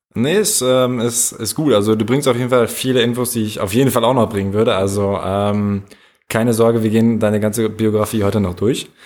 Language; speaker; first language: German; native; German